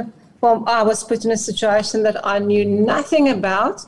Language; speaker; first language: English; non-native, local second language; Afrikaans